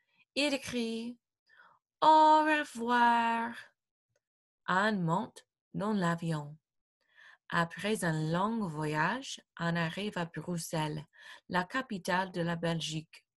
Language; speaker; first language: French; non-native, fluent; English